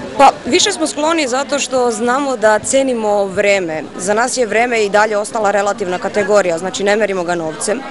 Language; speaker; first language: Serbian; native; Serbian